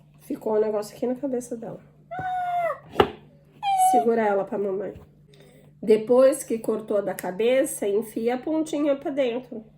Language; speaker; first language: Portuguese; native; Portuguese